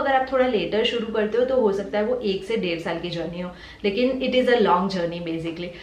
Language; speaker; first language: Hindi; non-native, local second language; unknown